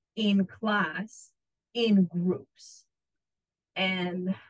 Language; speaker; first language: English; non-native, fluent; Russian